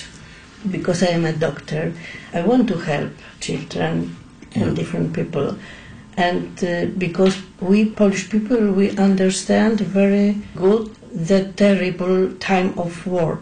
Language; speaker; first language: English; non-native, learner; Polish